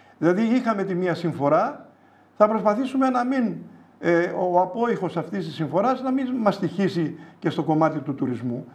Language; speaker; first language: Greek; native; Greek